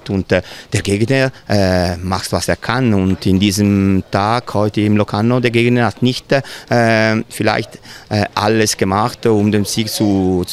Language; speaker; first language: German; non-native, local second language; Italian